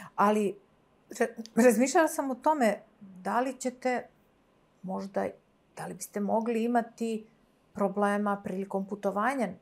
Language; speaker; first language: Serbian; native; Serbian